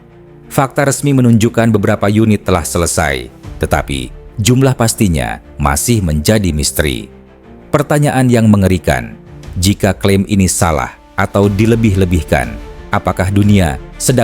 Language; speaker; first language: Indonesian; native; Indonesian